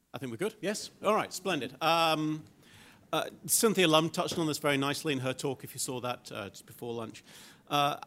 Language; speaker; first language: English; native; English